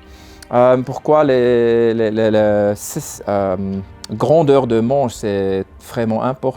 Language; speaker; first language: French; non-native, learner; German